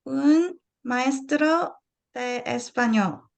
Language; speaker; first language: Spanish; non-native, learner; Korean